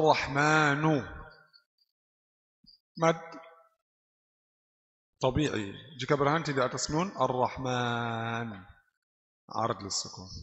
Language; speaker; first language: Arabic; non-native, fluent; Indonesian